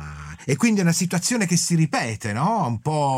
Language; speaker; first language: Italian; native; Italian